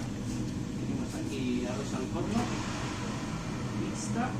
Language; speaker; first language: Spanish; non-native, learner; Filipino